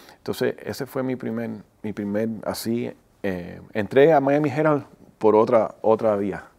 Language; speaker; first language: Spanish; early bilingual, heritage; Spanish